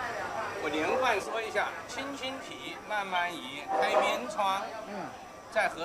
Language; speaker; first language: Chinese; native; Chinese